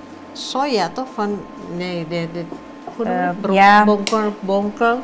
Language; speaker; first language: Dutch; non-native, learner; Indonesian